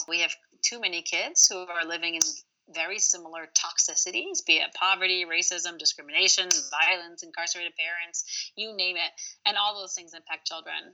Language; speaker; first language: English; early bilingual, other home language; Arabic